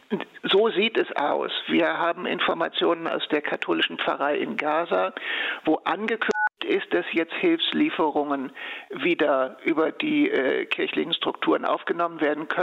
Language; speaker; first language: German; native; German